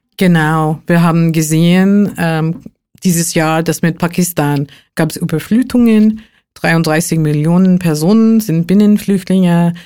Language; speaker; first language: German; non-native, fluent; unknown